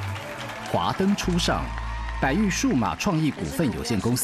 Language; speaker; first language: Chinese; native; Chinese